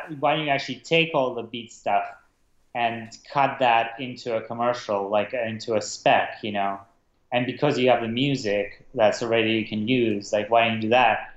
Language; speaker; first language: English; non-native, fluent; Russian